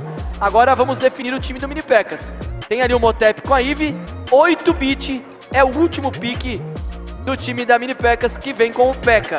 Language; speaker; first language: Portuguese; native; Portuguese